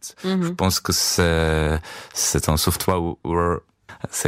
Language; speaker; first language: French; non-native, fluent; Czech